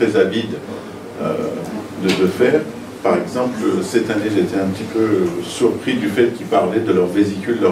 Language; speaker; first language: French; non-native, fluent; Persian